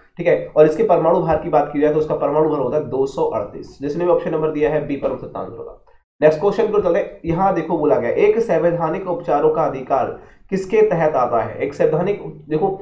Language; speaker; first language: Hindi; native; Hindi